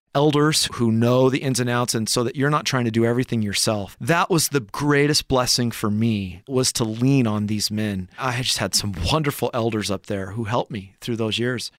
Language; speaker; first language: English; native; English